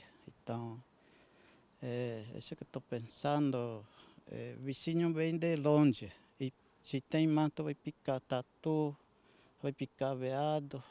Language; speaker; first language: Portuguese; non-native, local second language; Guarani